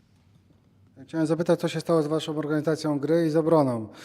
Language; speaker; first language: Polish; native; Polish